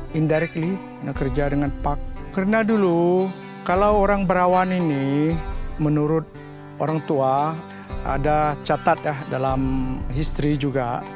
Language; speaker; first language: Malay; non-native, local second language; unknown